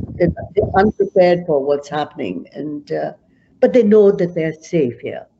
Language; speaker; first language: English; non-native, local second language; Punjabi